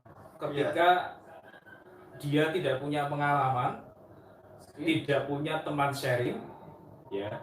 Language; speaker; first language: Indonesian; native; Indonesian